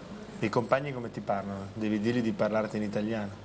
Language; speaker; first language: Italian; native; Italian